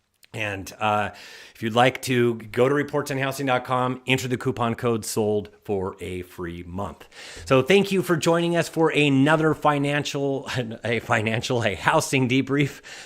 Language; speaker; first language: English; native; English